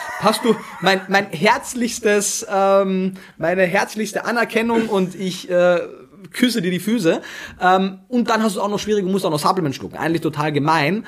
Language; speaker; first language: German; native; German